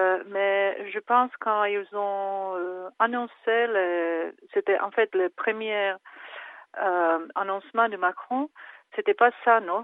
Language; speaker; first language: French; non-native, fluent; Czech